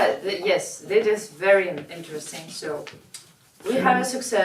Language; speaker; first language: English; non-native, learner; Russian